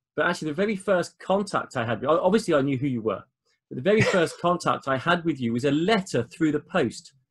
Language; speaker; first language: English; native; English